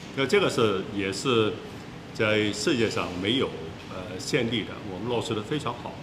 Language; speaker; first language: Chinese; non-native, local second language; Cantonese